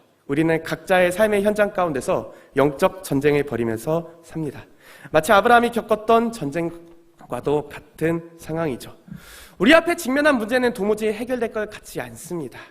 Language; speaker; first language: Korean; native; Korean